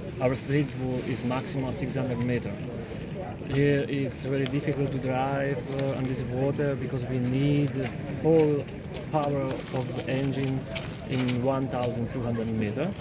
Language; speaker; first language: English; non-native, learner; Slovak